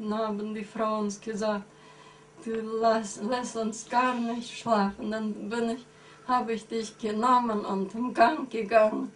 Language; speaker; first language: German; early bilingual, heritage; German